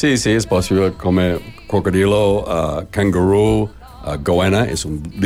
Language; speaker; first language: Spanish; non-native, learner; English